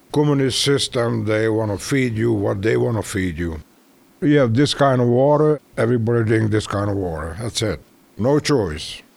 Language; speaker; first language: English; non-native, learner; Hungarian